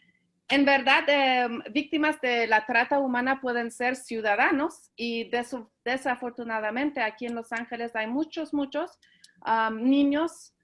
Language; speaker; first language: Spanish; early bilingual, heritage; Spanish